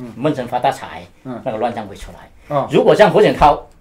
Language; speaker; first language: Chinese; native; Chinese